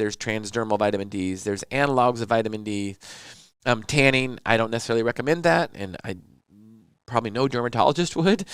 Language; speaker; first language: English; native; English